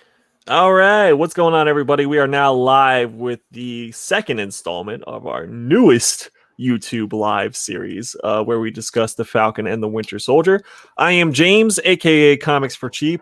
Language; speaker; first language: English; native; English